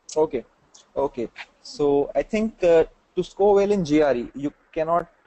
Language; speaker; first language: English; non-native, local second language; Hindi